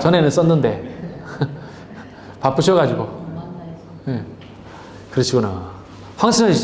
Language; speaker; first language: Korean; native; Korean